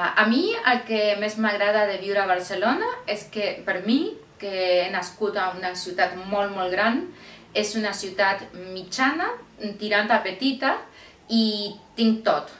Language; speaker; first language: Catalan; non-native, fluent; Spanish